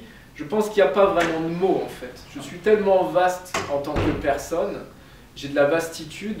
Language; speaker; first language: French; native; French